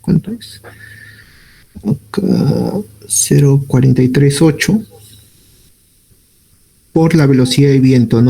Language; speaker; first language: Spanish; native; Spanish